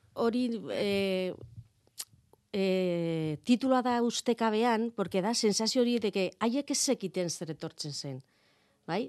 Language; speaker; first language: Basque; non-native, local second language; Spanish